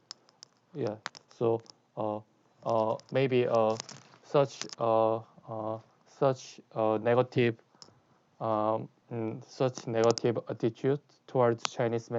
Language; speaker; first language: English; non-native, learner; Korean